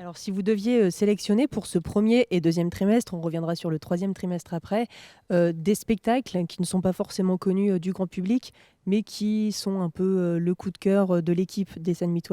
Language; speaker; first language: French; native; French